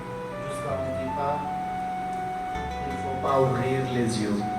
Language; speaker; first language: French; non-native, learner; Hindi